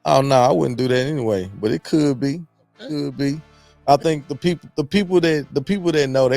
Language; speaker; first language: English; native; English